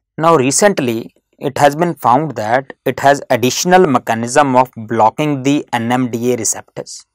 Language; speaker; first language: English; non-native, local second language; Hindi